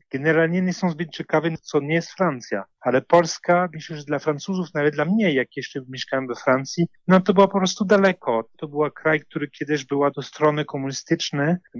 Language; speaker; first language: Polish; non-native, learner; French